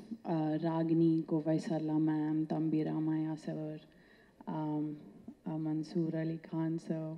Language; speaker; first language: Tamil; non-native, local second language; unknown